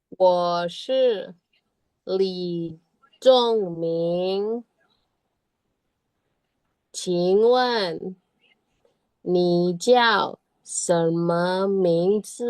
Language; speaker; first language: Chinese; non-native, learner; Indonesian